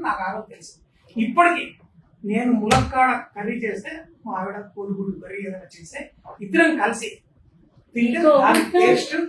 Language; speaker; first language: Telugu; native; Telugu